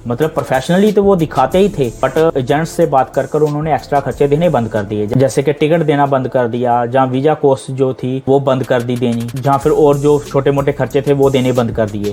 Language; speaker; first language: Hindi; non-native, local second language; Punjabi